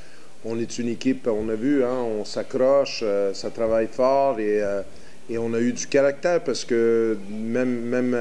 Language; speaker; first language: French; native; French